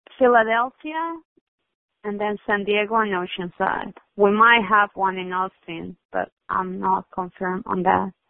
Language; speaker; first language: English; non-native, fluent; Spanish